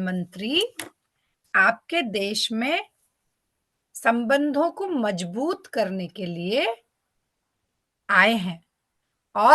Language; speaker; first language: Hindi; native; Hindi